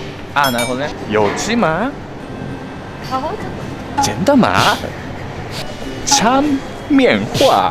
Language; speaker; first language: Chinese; non-native, learner; Japanese